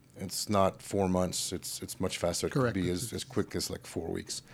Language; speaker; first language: English; early bilingual, other home language; French